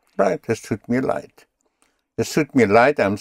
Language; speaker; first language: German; non-native, fluent; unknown